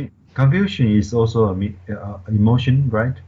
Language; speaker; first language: English; non-native, learner; Chinese